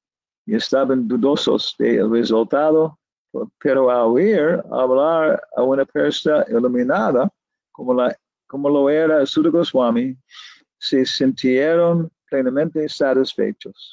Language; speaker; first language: Spanish; non-native, learner; English